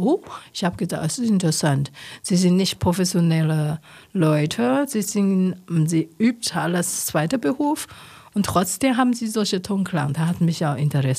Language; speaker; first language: German; non-native, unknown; Chinese